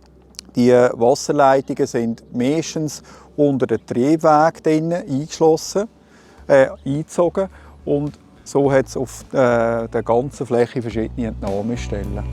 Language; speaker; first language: German; native; German